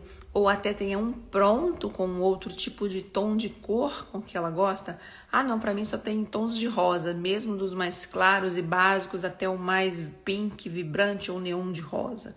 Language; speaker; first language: Portuguese; native; Portuguese